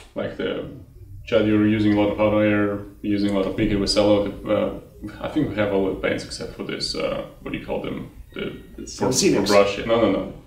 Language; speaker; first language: English; non-native, fluent; Russian